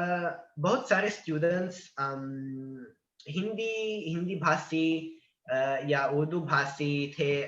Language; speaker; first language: Hindi; non-native, learner; Italian